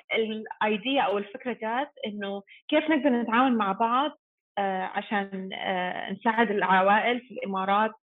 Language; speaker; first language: Arabic; non-native, fluent; English